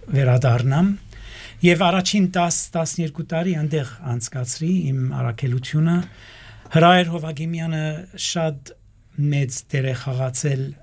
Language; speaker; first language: Armenian; early bilingual, heritage; Armenian